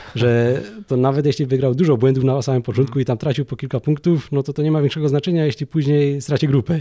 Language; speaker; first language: Polish; native; Polish